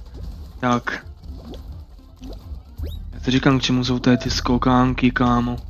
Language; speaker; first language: Czech; native; Czech